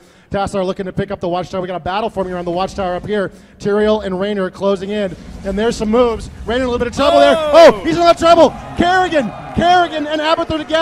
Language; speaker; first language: English; native; English